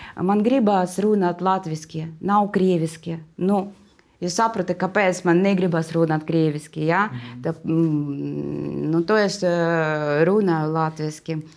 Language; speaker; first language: Latvian; non-native, learner; Russian